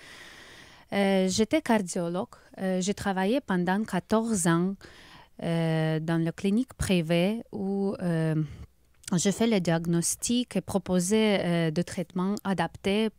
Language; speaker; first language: French; non-native, learner; Ukrainian